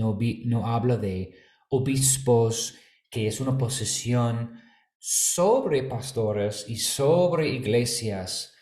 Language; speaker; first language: Spanish; non-native, fluent; English